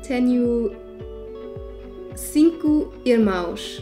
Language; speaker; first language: Portuguese; non-native, learner; German